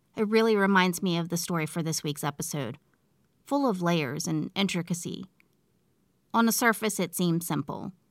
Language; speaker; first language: English; native; English